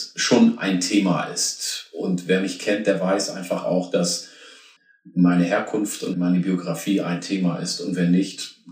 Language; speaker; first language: German; early bilingual, other home language; Oromo